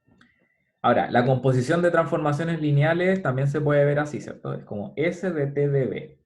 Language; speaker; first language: Spanish; native; Spanish